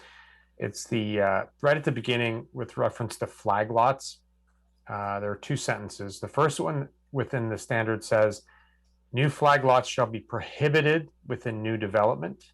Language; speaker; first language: English; native; English